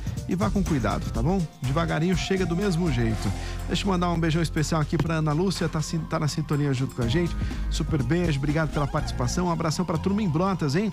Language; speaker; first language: Portuguese; native; Portuguese